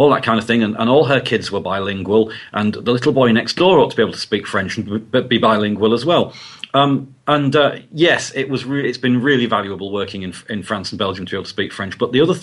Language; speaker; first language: English; native; English